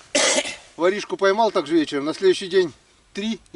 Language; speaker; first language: Russian; native; Russian